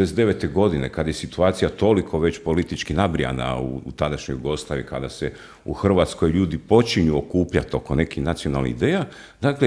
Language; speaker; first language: Croatian; native; Croatian